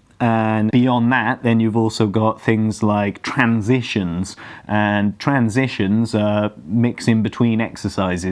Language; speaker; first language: English; native; English